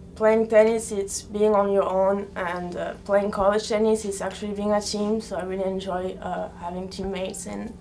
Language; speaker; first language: English; non-native, fluent; French